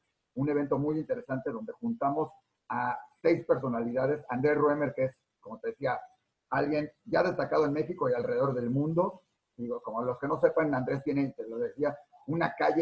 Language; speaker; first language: Spanish; native; Spanish